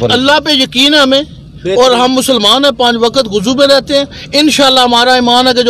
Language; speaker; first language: Urdu; native; Urdu